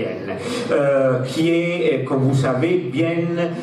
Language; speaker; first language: French; non-native, fluent; Italian